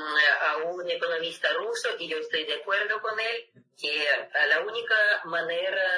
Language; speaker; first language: Spanish; non-native, fluent; Russian